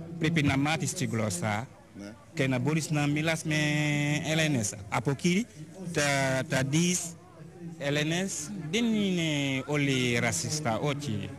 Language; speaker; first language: Greek; non-native, learner; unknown